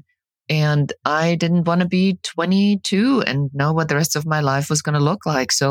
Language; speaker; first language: English; non-native, fluent; German